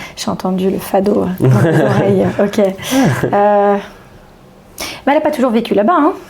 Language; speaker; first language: French; early bilingual, other home language; Portuguese